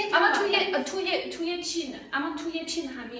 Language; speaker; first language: Persian; non-native, learner; Chinese